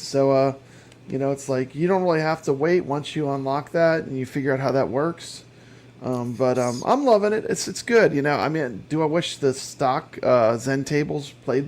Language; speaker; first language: English; native; English